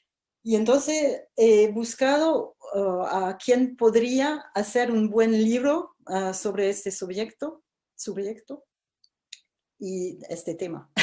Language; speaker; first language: Spanish; non-native, fluent; French